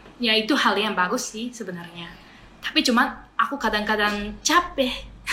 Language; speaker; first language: Indonesian; non-native, fluent; Japanese